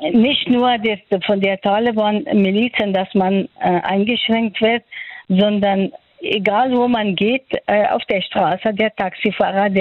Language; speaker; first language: German; non-native, fluent; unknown